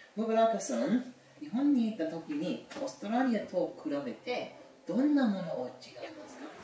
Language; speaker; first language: Japanese; non-native, learner; English